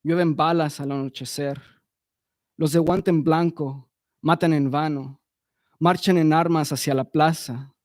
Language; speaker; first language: Spanish; early bilingual, other home language; English